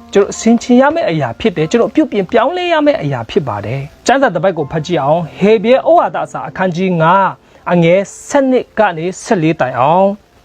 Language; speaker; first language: Burmese; non-native, local second language; Kachin